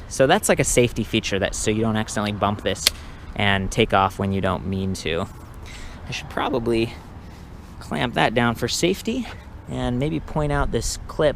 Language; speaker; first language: English; native; English